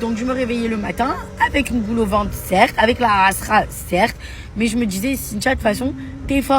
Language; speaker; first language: French; native; French